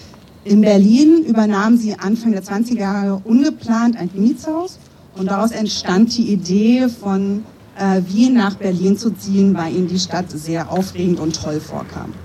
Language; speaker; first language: German; native; German